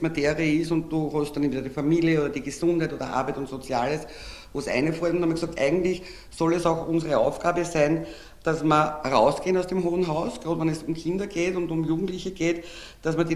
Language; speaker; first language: German; native; German